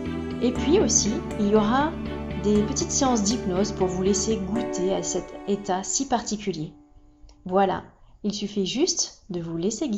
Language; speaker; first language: French; native; French